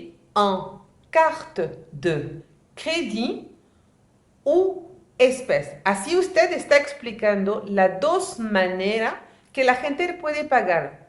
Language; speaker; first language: Spanish; native; Spanish